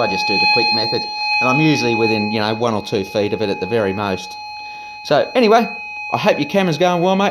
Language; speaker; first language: English; native; English